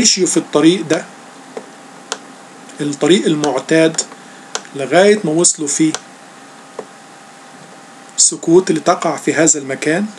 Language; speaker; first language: Arabic; native; Arabic